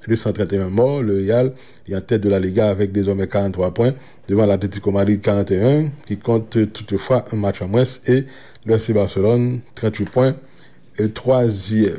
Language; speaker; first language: French; non-native, local second language; Haitian Creole